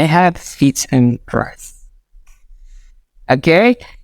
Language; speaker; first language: English; non-native, fluent; Indonesian